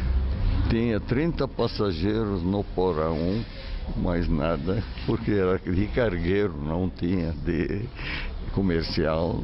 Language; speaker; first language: Portuguese; non-native, fluent; Arabic